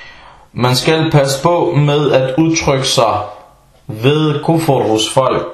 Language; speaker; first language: Danish; non-native, fluent; Arabic